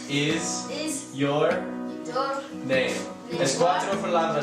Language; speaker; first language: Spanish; non-native, learner; English